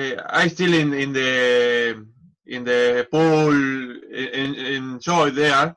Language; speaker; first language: English; non-native, learner; Spanish